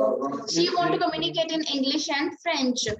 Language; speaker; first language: English; non-native, local second language; Hindi